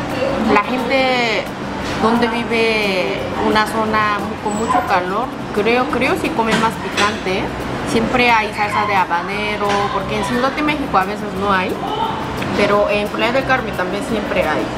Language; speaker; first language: Spanish; non-native, learner; Korean